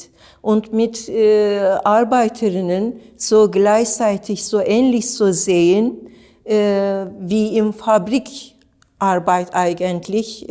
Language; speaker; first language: German; non-native, learner; Turkish